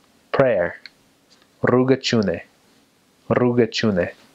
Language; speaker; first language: Romanian; non-native, fluent; English